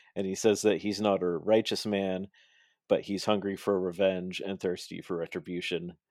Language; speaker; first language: English; native; English